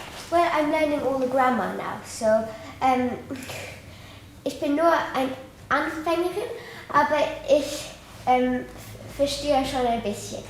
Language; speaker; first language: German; non-native, learner; English